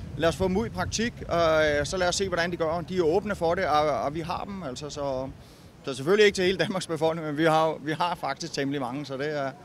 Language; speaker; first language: Danish; native; Danish